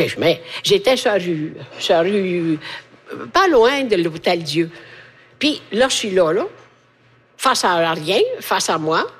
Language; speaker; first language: French; non-native, fluent; Italian